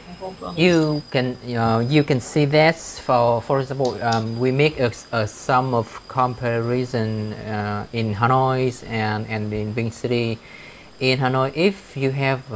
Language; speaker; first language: English; non-native, fluent; Vietnamese